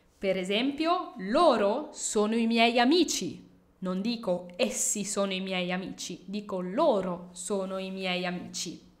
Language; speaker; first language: Italian; native; Italian